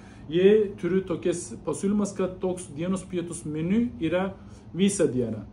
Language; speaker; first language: Lithuanian; non-native, learner; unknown